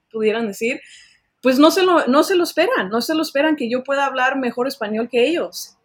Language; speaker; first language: Spanish; early bilingual, heritage; Spanish